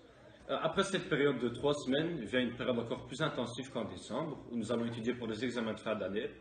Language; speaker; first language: French; native; French